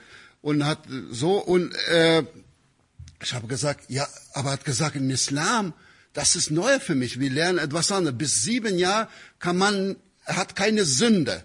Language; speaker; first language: German; non-native, fluent; Albanian